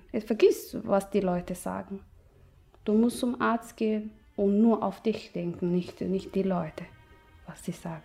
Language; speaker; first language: German; non-native, learner; Somali